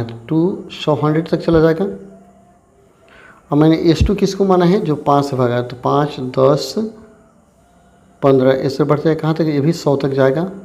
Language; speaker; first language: Hindi; native; Hindi